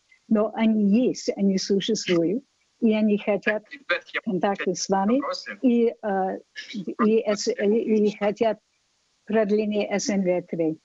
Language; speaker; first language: Russian; non-native, fluent; English